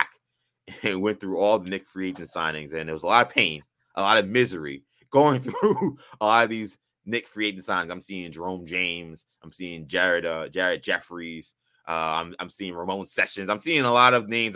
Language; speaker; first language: English; native; English